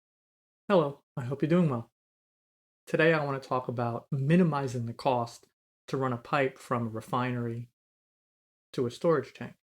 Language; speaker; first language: English; native; English